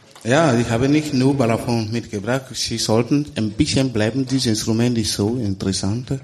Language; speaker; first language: German; non-native, learner; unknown